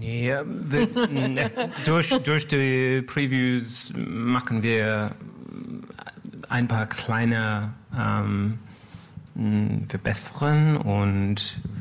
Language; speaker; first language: German; non-native, learner; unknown